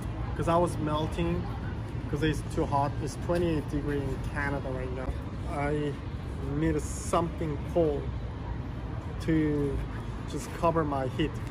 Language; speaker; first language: English; non-native, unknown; Korean